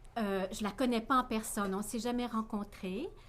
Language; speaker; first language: French; native; French